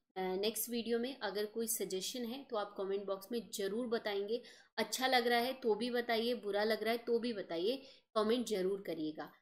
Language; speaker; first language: Hindi; native; Hindi